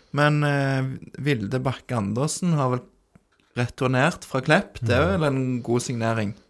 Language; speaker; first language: Norwegian; native; Norwegian